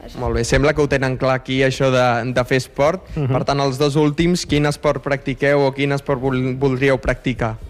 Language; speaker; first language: Catalan; native; Catalan